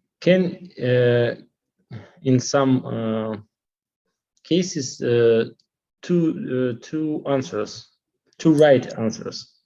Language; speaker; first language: English; non-native, learner; Russian